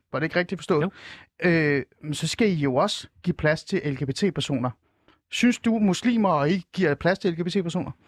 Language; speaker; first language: Danish; early bilingual, other home language; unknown